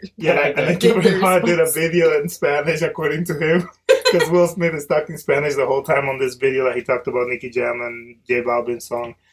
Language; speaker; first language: English; early bilingual, other home language; Spanish